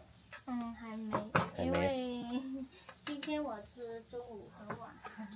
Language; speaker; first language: Chinese; non-native, learner; Vietnamese